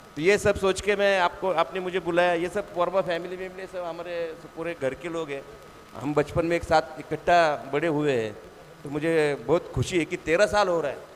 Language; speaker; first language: Hindi; non-native, local second language; Marathi